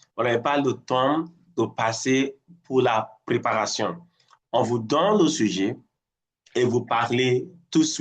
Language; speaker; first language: French; non-native, fluent; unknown